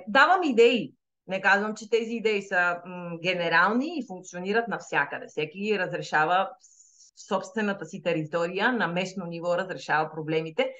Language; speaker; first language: Bulgarian; native; Bulgarian